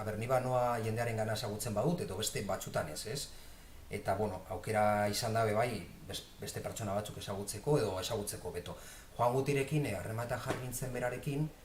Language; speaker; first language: Basque; non-native, local second language; Spanish